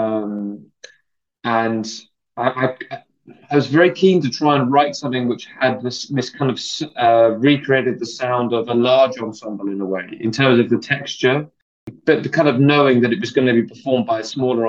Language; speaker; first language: English; native; English